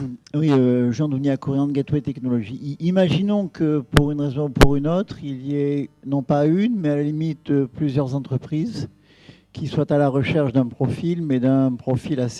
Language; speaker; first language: French; native; French